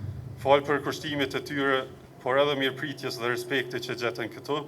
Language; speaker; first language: Albanian; native; Albanian